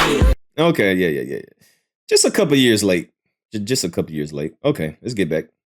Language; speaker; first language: English; native; English